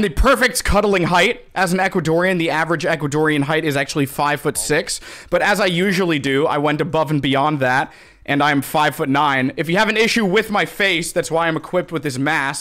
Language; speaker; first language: English; native; English